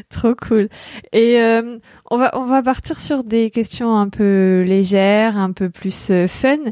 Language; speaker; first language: French; native; French